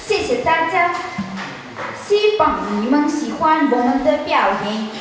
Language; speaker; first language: Chinese; non-native, learner; Russian